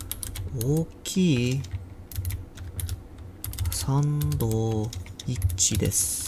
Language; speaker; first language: Japanese; non-native, learner; English